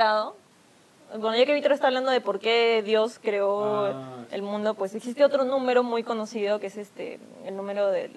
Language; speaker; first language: Spanish; native; Spanish